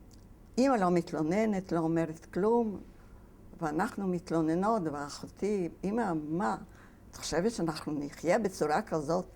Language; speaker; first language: Hebrew; non-native, fluent; Polish